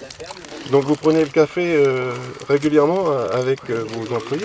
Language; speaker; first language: French; native; French